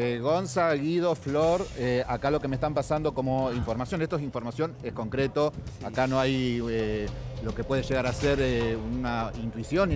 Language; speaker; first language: Spanish; native; Spanish